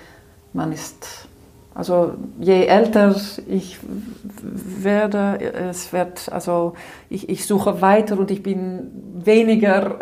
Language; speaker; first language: German; non-native, fluent; Dutch